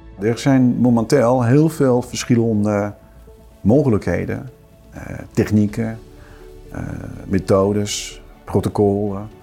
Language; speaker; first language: Dutch; non-native, fluent; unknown